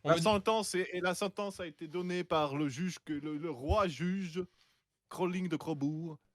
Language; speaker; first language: French; native; French